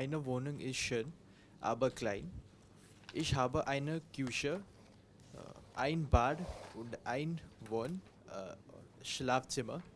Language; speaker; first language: German; non-native, learner; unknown